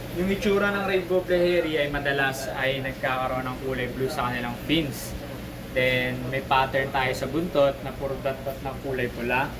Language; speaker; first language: Filipino; native; Filipino